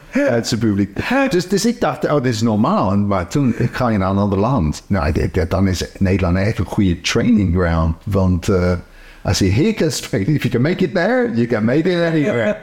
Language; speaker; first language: Dutch; non-native, fluent; English